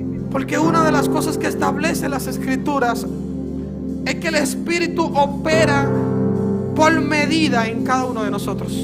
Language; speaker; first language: Spanish; native; Spanish